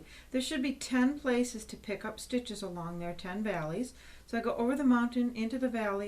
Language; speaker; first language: English; native; English